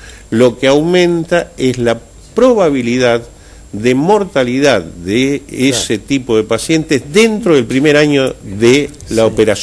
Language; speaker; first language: Spanish; native; Spanish